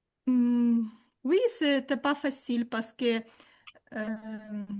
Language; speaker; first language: French; non-native, learner; Ukrainian